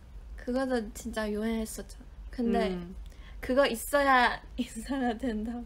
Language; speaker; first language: Korean; non-native, fluent; Chinese